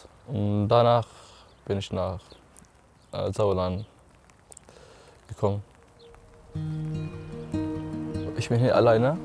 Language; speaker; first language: German; non-native, learner; Arabic